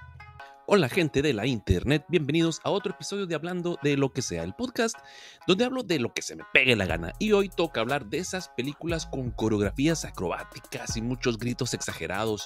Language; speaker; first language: Spanish; native; Spanish